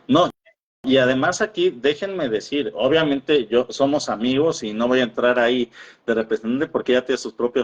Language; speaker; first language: Spanish; native; Spanish